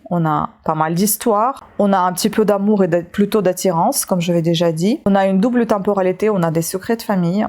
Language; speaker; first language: French; non-native, fluent; Russian